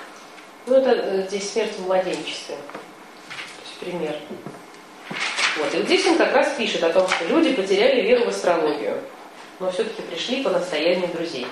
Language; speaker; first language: Russian; native; Russian